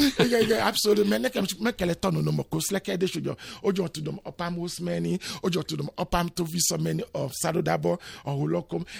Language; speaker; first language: Hungarian; non-native, learner; Yoruba